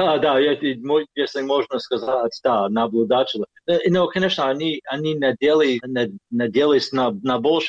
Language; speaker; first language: Russian; non-native, fluent; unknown